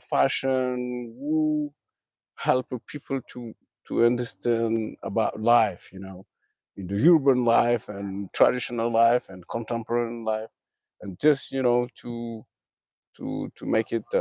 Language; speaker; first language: English; non-native, learner; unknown